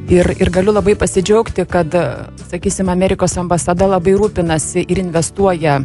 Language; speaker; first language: Lithuanian; native; Lithuanian